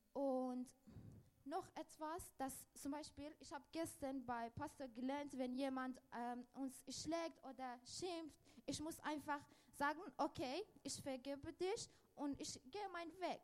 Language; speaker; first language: German; non-native, learner; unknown